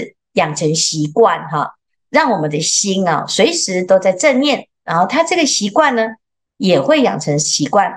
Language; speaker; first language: Chinese; native; Chinese